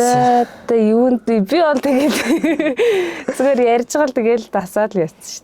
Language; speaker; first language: Mongolian; native; Mongolian